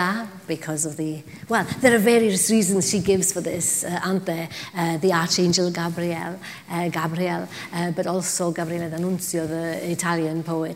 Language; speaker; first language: English; non-native, local second language; Welsh